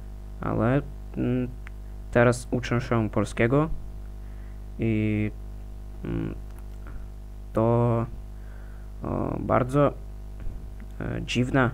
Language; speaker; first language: Polish; non-native, learner; Russian